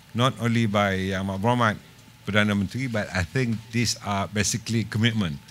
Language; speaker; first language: English; non-native, local second language; Malay